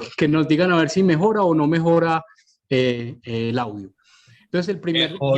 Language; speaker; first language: Spanish; native; Spanish